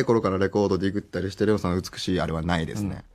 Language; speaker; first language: Japanese; native; Japanese